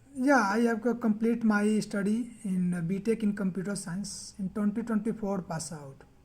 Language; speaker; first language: English; non-native, learner; Hindi